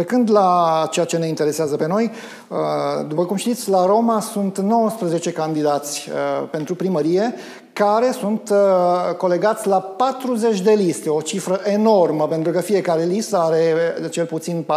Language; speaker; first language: Romanian; native; Romanian